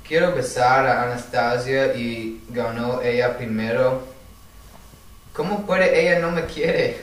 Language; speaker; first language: Spanish; non-native, learner; English